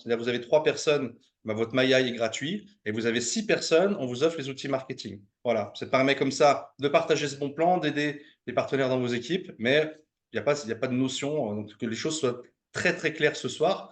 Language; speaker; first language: French; native; French